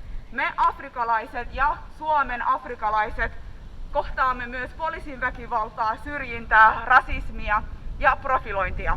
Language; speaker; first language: Finnish; early bilingual, other home language; Somali